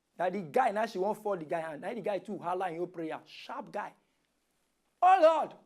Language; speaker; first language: Nigerian Pidgin; native; Nigerian Pidgin